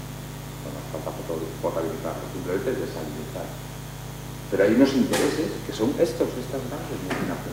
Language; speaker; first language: Spanish; native; Spanish